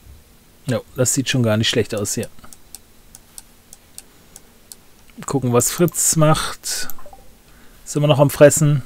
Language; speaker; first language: German; native; German